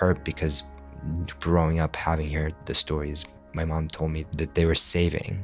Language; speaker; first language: English; non-native, fluent; Arabic